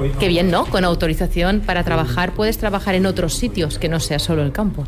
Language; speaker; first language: Spanish; native; Spanish